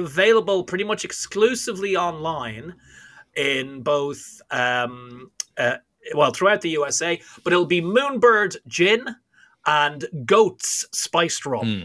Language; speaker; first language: English; native; English